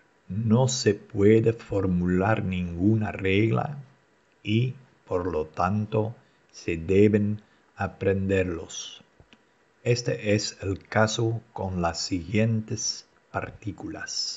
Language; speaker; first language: Spanish; non-native, fluent; Dutch